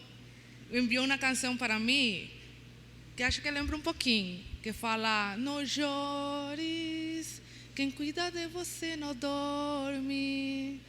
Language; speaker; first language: Portuguese; non-native, learner; Spanish